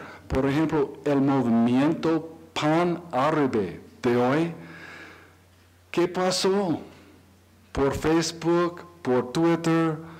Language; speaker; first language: Spanish; non-native, learner; English